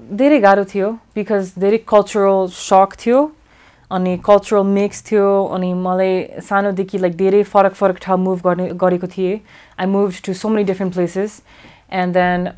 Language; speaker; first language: Nepali; early bilingual, heritage; English